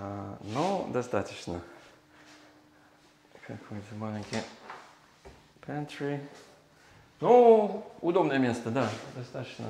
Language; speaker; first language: Russian; non-native, learner; English